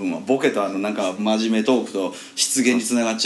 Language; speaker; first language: Japanese; native; Japanese